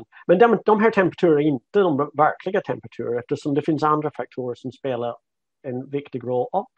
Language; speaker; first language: Swedish; non-native, fluent; English